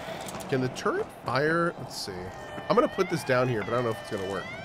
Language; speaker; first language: English; native; English